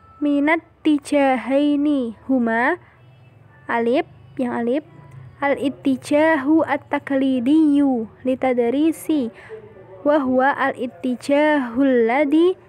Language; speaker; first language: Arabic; non-native, learner; Indonesian